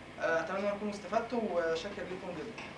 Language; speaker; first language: Arabic; native; Arabic